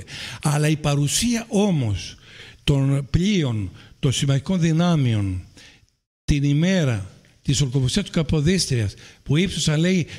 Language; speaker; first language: Greek; native; Greek